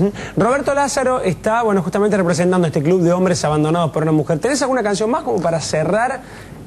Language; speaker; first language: Spanish; native; Spanish